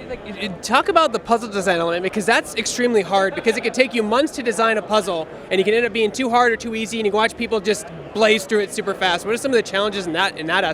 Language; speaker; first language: English; native; English